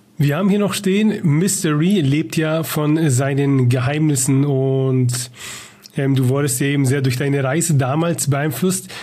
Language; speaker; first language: German; native; German